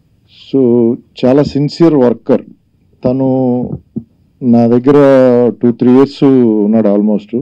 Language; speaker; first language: Telugu; native; Telugu